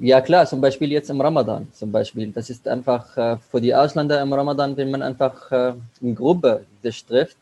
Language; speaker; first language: German; non-native, learner; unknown